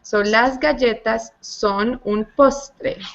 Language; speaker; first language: Spanish; non-native, fluent; English